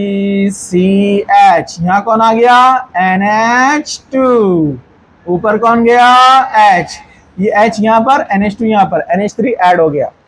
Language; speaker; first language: Hindi; non-native, local second language; Urdu